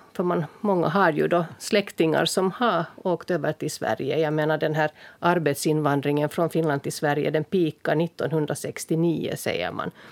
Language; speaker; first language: Swedish; native; Swedish